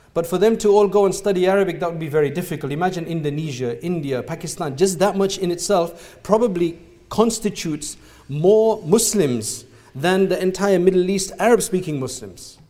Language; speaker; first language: English; native; English